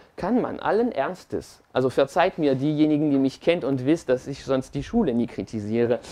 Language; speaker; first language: German; non-native, fluent; French